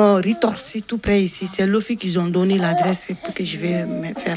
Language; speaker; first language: French; non-native, local second language; Bambara